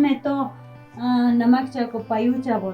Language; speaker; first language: Hindi; non-native, local second language; Balti